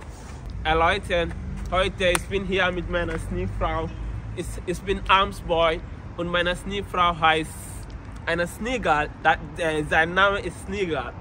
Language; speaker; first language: German; non-native, learner; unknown